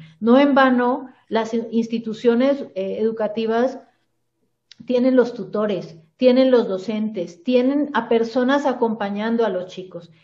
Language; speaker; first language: Spanish; native; Spanish